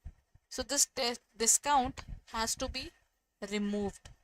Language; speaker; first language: English; non-native, local second language; Hindi